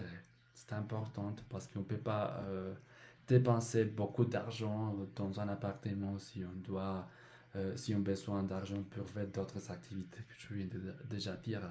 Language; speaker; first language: French; non-native, learner; Spanish